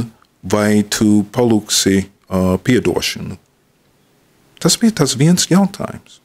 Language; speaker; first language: Latvian; non-native, fluent; English